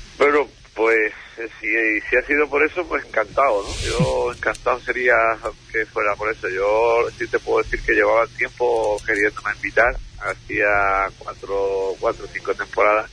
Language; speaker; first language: Spanish; native; Spanish